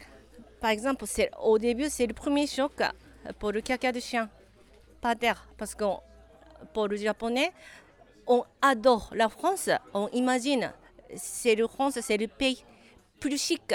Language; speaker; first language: French; non-native, learner; Japanese